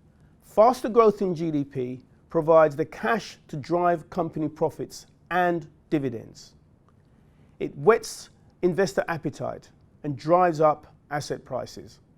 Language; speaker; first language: English; native; English